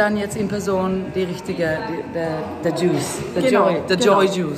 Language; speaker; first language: German; non-native, fluent; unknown